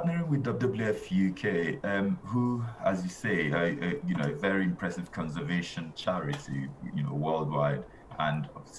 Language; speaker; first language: English; non-native, local second language; Igbo